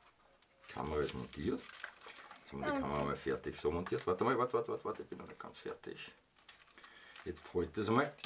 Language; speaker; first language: German; native; German